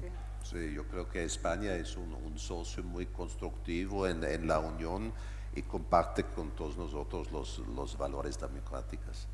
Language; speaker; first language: Spanish; non-native, fluent; German